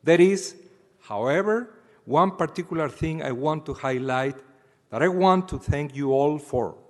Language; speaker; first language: English; non-native, fluent; Spanish